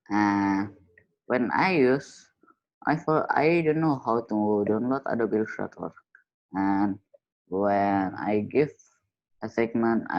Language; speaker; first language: English; non-native, learner; Indonesian